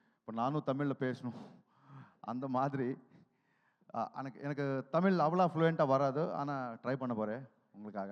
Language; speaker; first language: Tamil; non-native, learner; Telugu